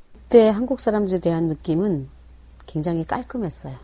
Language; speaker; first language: Korean; native; Korean